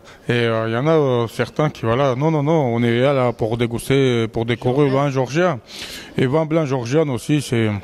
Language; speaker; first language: French; non-native, learner; Georgian